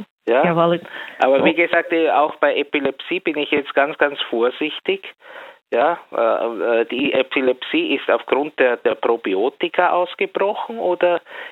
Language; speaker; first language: German; native; German